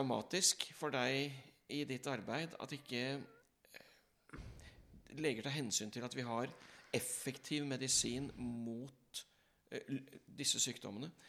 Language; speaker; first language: Norwegian; native; Norwegian